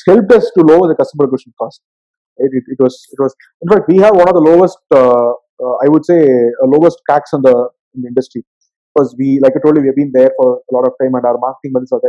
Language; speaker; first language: English; non-native, local second language; Tamil